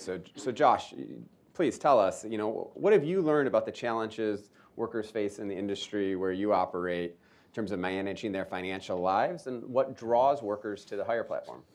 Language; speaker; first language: English; native; English